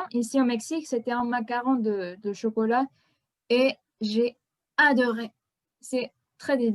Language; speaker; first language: French; non-native, fluent; Spanish